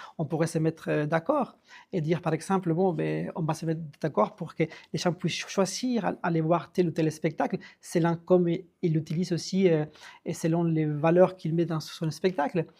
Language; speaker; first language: French; non-native, fluent; Spanish